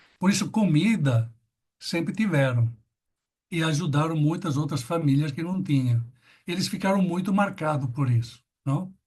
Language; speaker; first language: Portuguese; non-native, fluent; Italian